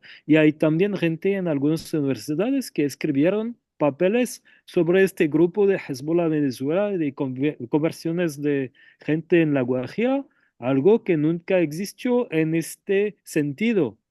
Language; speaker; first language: Spanish; non-native, fluent; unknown